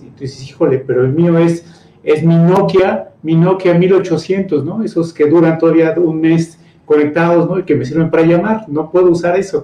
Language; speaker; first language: Spanish; native; Spanish